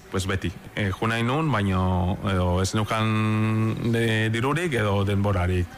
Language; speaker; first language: Basque; non-native, fluent; Spanish